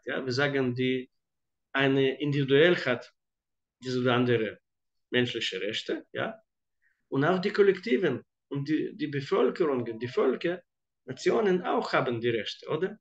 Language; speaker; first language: German; non-native, fluent; Hebrew